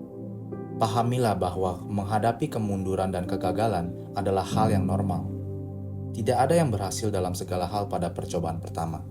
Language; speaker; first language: Indonesian; native; Indonesian